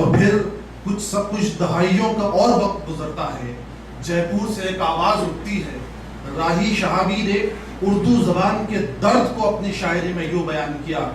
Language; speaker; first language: Urdu; native; Urdu